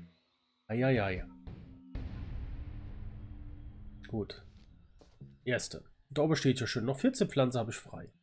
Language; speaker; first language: German; native; German